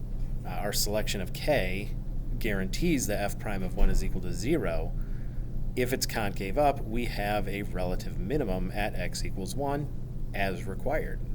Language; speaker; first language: English; native; English